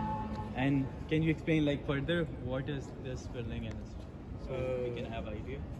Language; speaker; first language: English; non-native, fluent; Hindi